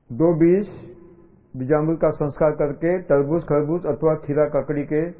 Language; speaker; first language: Hindi; non-native, local second language; Marathi